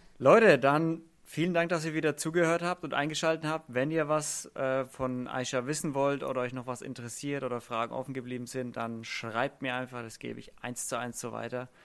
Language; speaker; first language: German; native; German